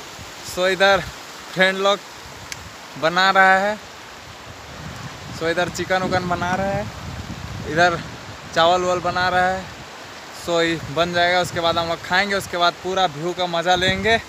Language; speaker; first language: Hindi; non-native, local second language; Bangla